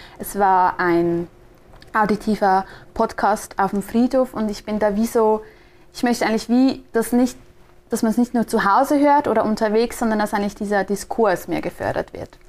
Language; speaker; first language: German; native; German